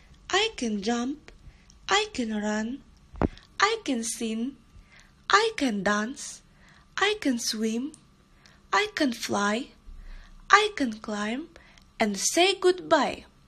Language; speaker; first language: English; non-native, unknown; Kazakh